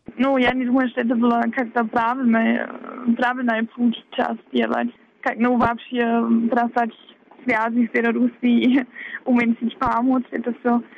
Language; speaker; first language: Russian; non-native, fluent; German